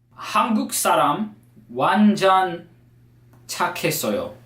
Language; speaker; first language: Korean; non-native, learner; English